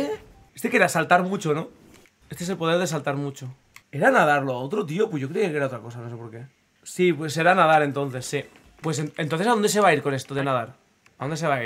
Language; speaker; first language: Spanish; native; Spanish